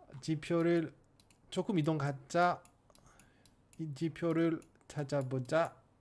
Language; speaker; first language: Korean; non-native, learner; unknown